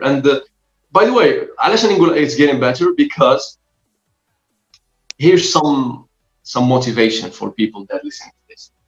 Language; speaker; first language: English; non-native, fluent; Arabic